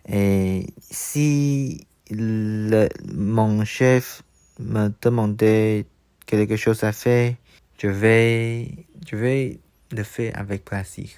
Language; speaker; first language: French; non-native, learner; Chinese